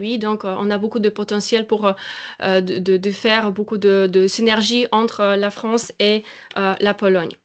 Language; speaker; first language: French; non-native, fluent; Polish